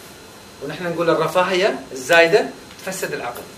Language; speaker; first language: Arabic; native; Arabic